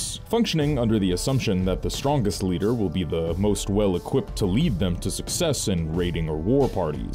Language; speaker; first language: English; native; English